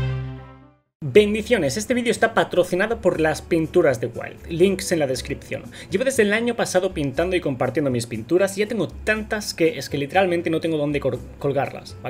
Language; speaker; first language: Spanish; native; Spanish